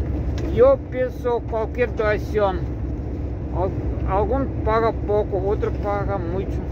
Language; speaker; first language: Spanish; non-native, learner; Russian